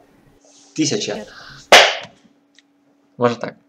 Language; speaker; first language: Russian; native; Russian